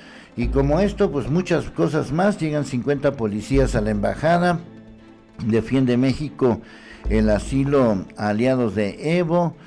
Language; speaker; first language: Spanish; native; Spanish